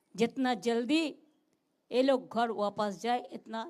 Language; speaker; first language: Hindi; non-native, local second language; Bangla